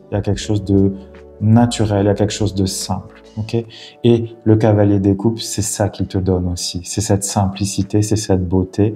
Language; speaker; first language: French; native; French